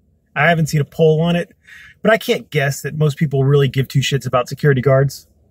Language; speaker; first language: English; native; English